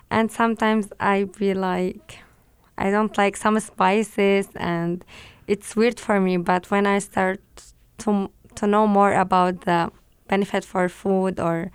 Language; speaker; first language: English; non-native, learner; Arabic